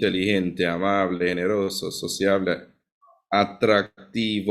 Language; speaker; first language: Spanish; non-native, fluent; English